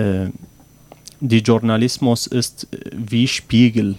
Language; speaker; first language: German; non-native, learner; Arabic